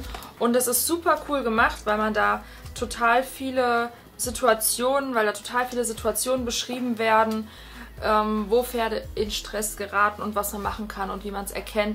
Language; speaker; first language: German; native; German